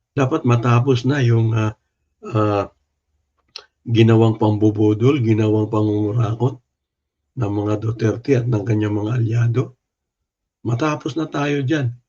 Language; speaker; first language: Filipino; non-native, local second language; Cebuano